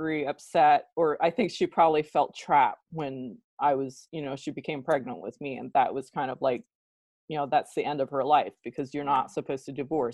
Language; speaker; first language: English; early bilingual, other home language; Pennsylvania German